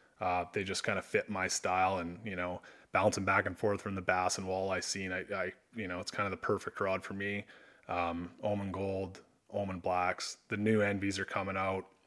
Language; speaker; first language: English; native; English